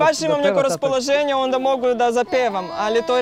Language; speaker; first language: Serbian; non-native, learner; Russian